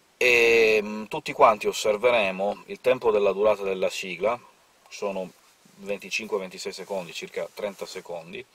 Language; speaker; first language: Italian; native; Italian